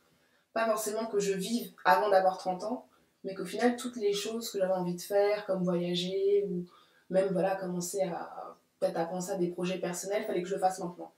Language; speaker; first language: French; native; French